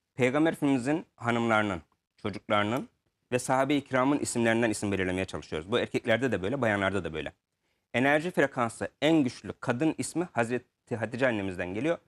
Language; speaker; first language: Turkish; native; Turkish